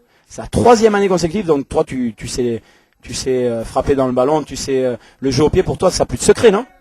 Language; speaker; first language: French; native; French